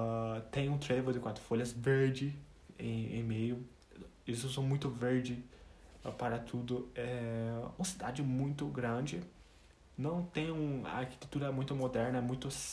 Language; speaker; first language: Portuguese; non-native, fluent; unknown